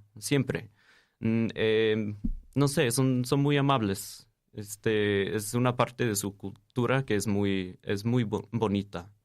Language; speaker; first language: Spanish; non-native, fluent; English